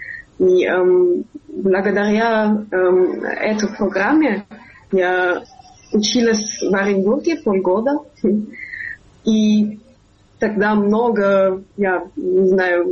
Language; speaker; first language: Russian; non-native, fluent; German